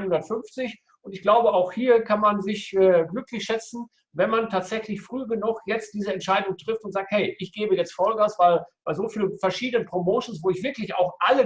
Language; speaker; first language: German; native; German